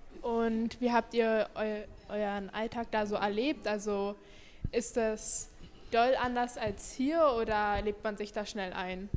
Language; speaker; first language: German; native; German